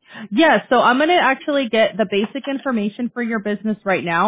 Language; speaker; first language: English; early bilingual, other home language; Spanish